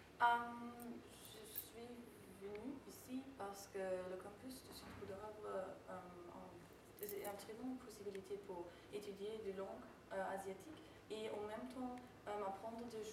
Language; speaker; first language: French; non-native, fluent; German